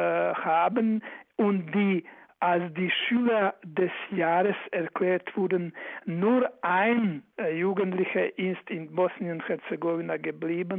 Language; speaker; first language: German; non-native, fluent; Croatian